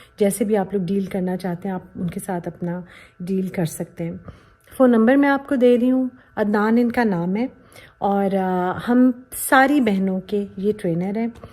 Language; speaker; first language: Urdu; native; Urdu